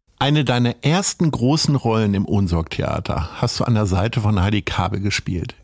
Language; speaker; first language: German; native; German